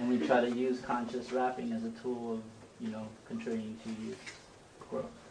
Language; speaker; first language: English; non-native, fluent; Spanish